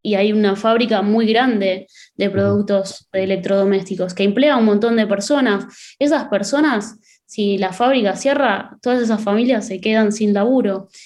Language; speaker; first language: Spanish; native; Spanish